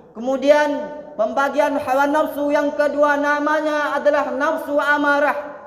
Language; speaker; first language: Malay; non-native, local second language; Minangkabau